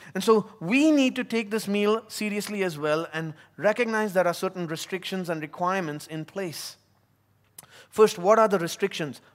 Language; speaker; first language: English; non-native, local second language; Tamil